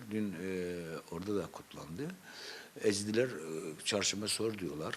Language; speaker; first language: Turkish; non-native, local second language; Zaza